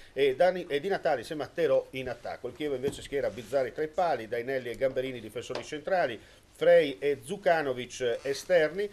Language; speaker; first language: Italian; native; Italian